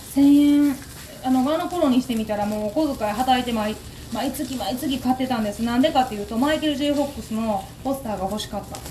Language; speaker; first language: Japanese; native; Japanese